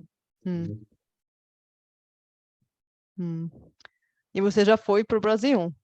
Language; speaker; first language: Portuguese; non-native, fluent; Bulgarian